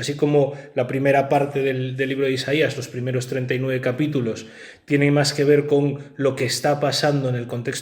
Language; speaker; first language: Spanish; native; Spanish